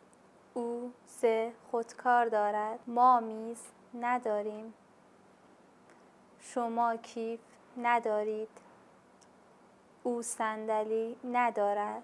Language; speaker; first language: Persian; non-native, learner; Urdu